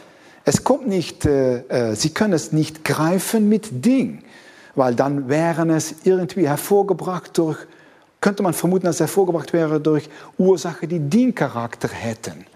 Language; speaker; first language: German; non-native, fluent; Dutch